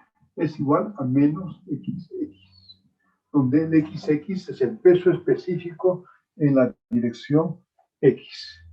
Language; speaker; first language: Spanish; native; Spanish